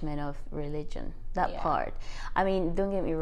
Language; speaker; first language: English; non-native, fluent; Spanish